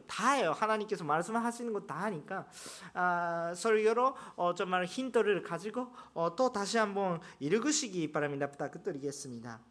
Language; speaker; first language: Korean; non-native, fluent; Japanese